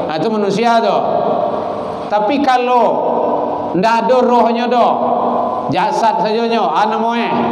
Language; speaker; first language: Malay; non-native, local second language; Minangkabau